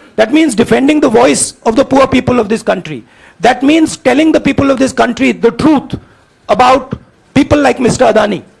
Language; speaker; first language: English; non-native, local second language; Hindi